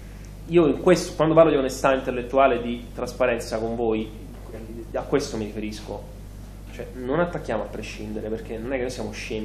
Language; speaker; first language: Italian; native; Italian